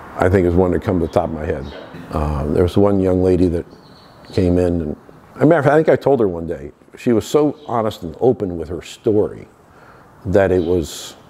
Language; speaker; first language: English; native; English